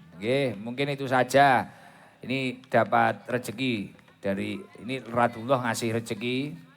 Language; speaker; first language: Indonesian; non-native, local second language; Javanese